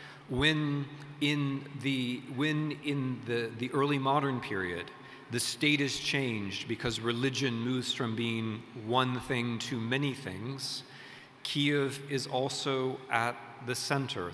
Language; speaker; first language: English; native; English